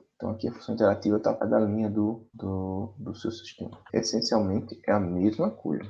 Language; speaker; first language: Portuguese; native; Portuguese